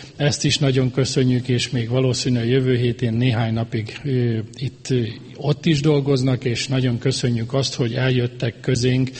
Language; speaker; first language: Hungarian; native; Hungarian